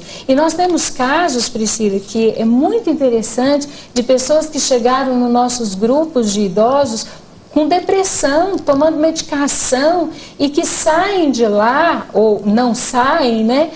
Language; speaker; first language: Portuguese; native; Portuguese